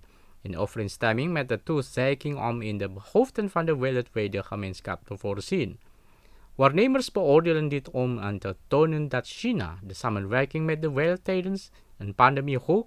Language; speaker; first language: Dutch; non-native, fluent; Indonesian